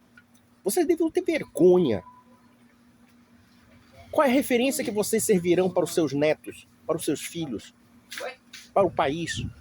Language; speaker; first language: Portuguese; native; Portuguese